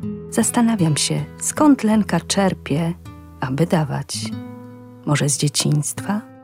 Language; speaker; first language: Polish; native; Polish